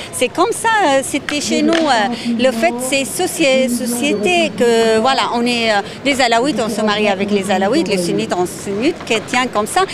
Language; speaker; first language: French; non-native, fluent; Arabic